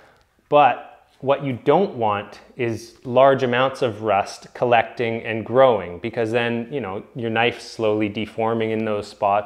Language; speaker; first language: English; native; English